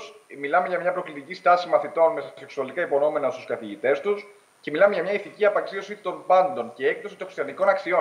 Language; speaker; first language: Greek; native; Greek